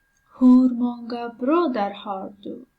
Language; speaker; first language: Swedish; non-native, learner; Persian